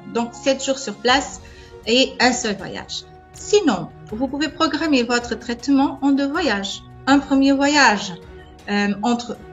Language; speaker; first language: French; non-native, fluent; Portuguese